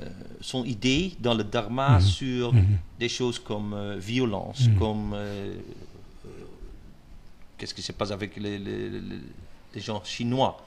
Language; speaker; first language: French; non-native, learner; Dutch